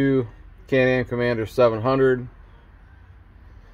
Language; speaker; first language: English; native; English